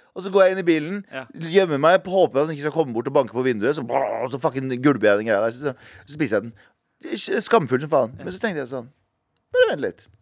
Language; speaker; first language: Norwegian; early bilingual, other home language; Kurdish